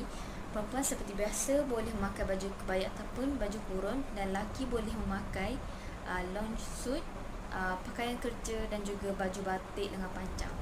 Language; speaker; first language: Malay; native; Malay